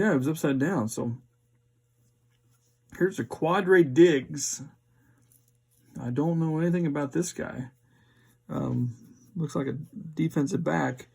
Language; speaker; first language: English; native; English